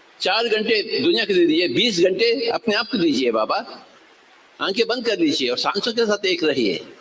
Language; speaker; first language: Hindi; non-native, local second language; Telugu